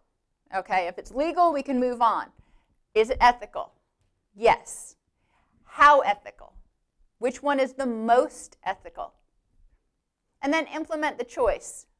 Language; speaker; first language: English; native; English